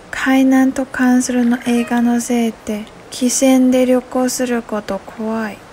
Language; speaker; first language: Japanese; non-native, learner; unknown